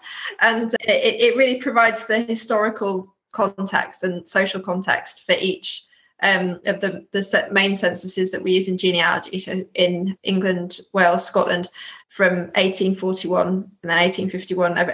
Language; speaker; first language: English; native; English